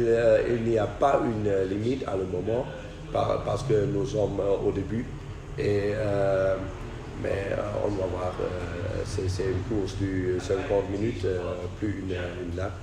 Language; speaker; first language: French; non-native, fluent; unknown